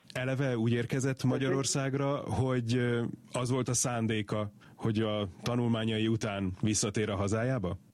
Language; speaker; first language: Hungarian; native; Hungarian